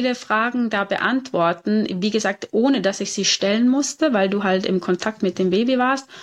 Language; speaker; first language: German; native; German